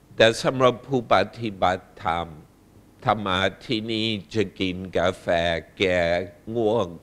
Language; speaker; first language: Thai; non-native, fluent; English